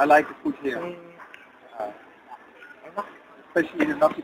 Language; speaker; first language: English; non-native, learner; Dutch